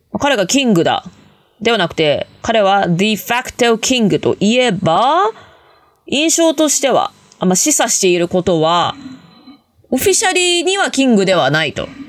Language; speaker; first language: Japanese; native; Japanese